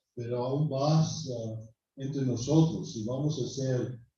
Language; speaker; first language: Spanish; non-native, fluent; English